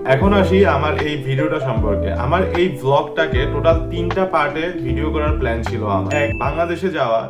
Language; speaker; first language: Bangla; early bilingual, heritage; Bangla